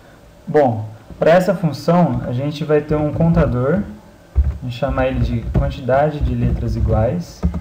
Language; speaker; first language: Portuguese; native; Portuguese